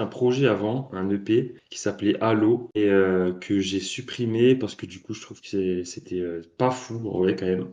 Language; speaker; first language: French; native; French